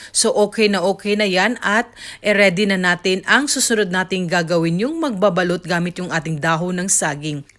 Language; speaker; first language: Filipino; non-native, local second language; Cebuano